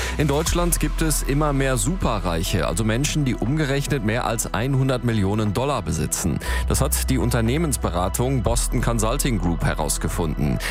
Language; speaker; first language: German; native; German